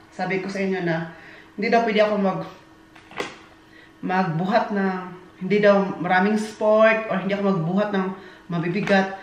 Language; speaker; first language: Filipino; native; Filipino